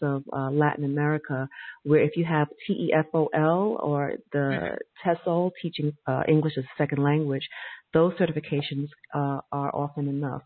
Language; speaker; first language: English; native; English